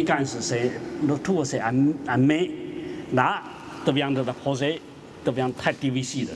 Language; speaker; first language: French; non-native, learner; Chinese